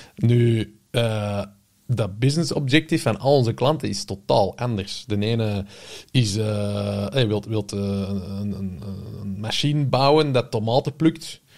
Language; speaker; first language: Dutch; native; Dutch